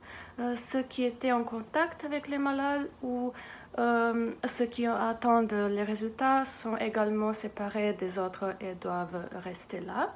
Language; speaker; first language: French; non-native, fluent; Serbian